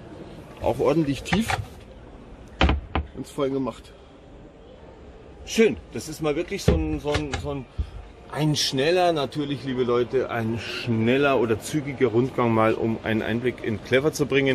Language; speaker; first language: German; native; German